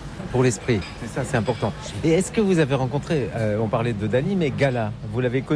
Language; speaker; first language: French; native; French